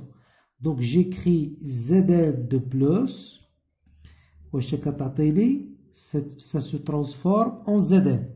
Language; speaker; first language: French; non-native, local second language; Arabic